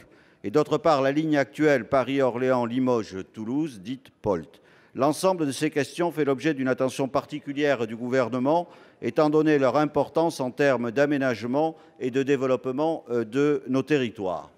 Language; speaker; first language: French; native; French